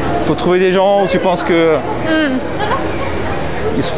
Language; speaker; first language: French; native; French